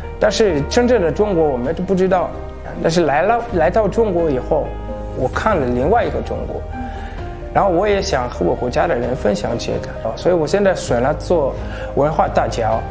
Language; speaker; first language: Chinese; non-native, fluent; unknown